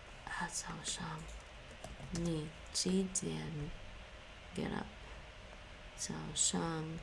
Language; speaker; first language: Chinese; non-native, learner; English